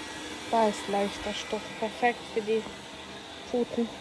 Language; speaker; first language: German; non-native, fluent; Ukrainian